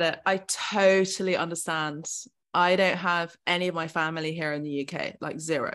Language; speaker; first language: English; native; English